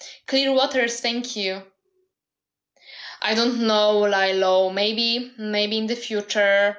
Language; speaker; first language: English; non-native, learner; Polish